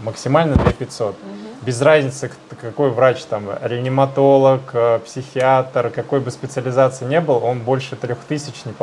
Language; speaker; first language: Russian; native; Russian